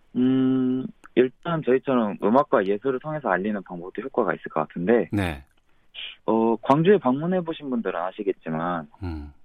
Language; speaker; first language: Korean; native; Korean